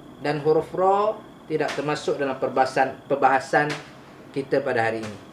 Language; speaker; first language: Malay; native; Malay